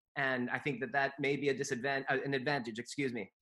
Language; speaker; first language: English; native; English